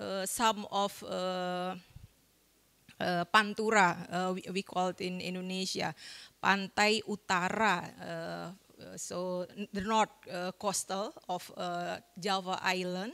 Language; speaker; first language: English; non-native, fluent; Indonesian